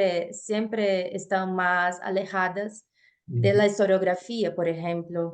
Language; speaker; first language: Spanish; non-native, fluent; Portuguese